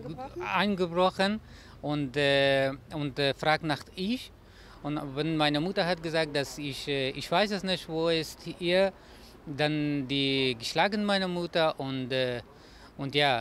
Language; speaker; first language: German; non-native, learner; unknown